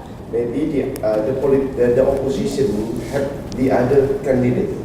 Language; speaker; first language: English; non-native, learner; Indonesian